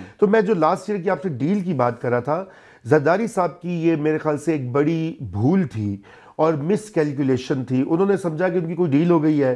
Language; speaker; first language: Urdu; non-native, local second language; Punjabi